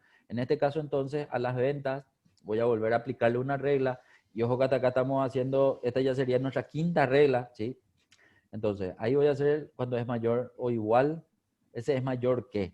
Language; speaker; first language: Spanish; native; Spanish